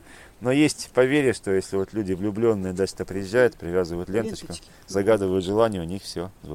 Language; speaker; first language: Russian; native; Russian